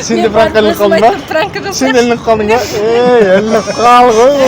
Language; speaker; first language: Kazakh; native; Kazakh